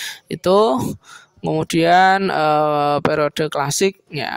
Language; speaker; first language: Indonesian; native; Indonesian